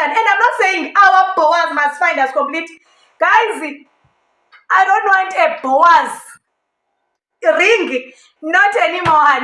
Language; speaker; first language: English; non-native, local second language; Xhosa